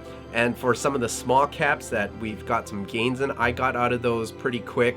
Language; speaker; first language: English; native; English